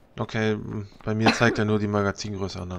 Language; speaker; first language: German; native; German